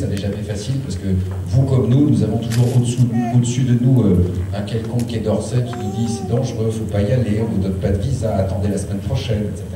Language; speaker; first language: French; early bilingual, other home language; Swiss German